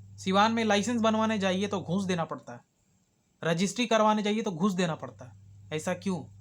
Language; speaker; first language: Hindi; native; Hindi